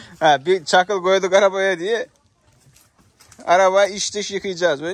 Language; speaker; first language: Turkish; native; Turkish